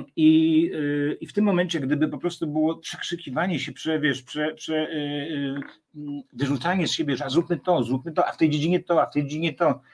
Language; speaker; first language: Polish; native; Polish